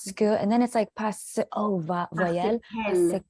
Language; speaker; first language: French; non-native, fluent; English